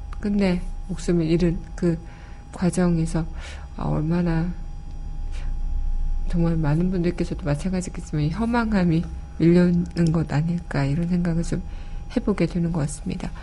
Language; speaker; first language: Korean; native; Korean